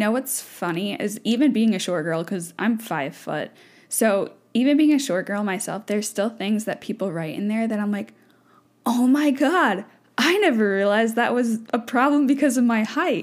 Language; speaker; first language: English; native; English